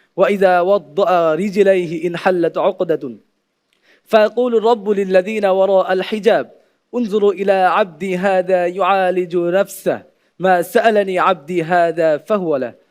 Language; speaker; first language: Arabic; non-native, fluent; Bangla